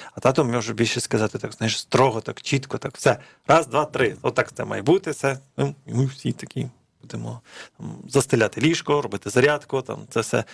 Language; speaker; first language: Ukrainian; native; Ukrainian